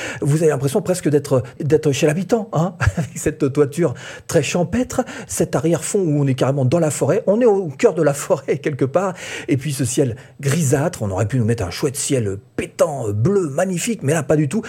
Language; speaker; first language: French; native; French